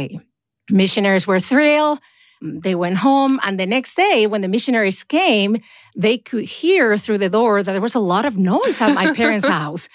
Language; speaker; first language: English; non-native, fluent; Spanish